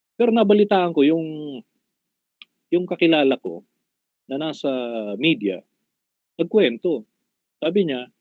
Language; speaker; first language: Filipino; non-native, local second language; Bikol